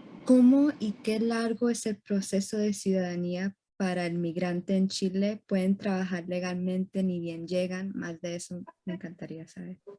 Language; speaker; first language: Spanish; early bilingual, heritage; Spanish